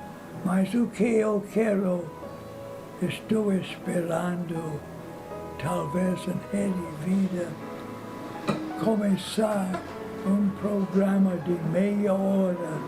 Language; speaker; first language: Portuguese; non-native, fluent; English